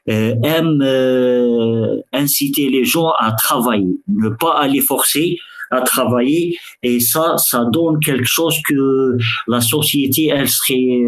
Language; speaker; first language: French; early bilingual, other home language; Arabic